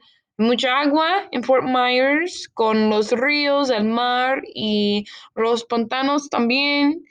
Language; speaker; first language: Spanish; non-native, learner; English